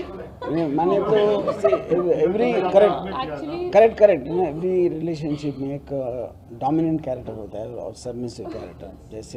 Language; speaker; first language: Hindi; non-native, local second language; Telugu